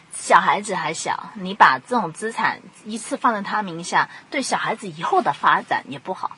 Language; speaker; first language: Chinese; non-native, local second language; Cantonese